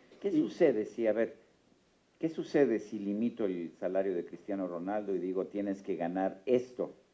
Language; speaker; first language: Spanish; native; Spanish